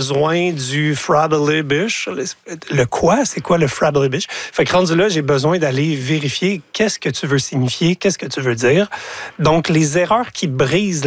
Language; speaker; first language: French; native; French